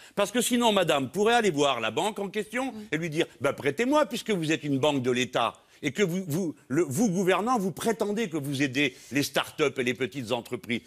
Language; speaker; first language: French; native; French